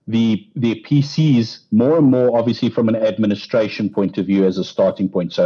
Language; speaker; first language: English; non-native, local second language; Afrikaans